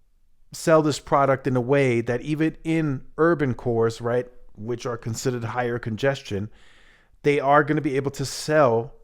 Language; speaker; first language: English; native; English